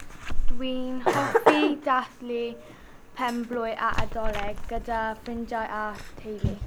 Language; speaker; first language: Welsh; non-native, local second language; English